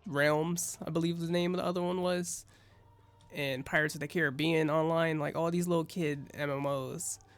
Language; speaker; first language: English; native; English